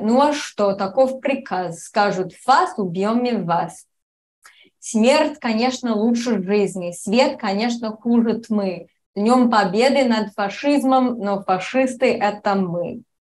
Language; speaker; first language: Russian; non-native, fluent; English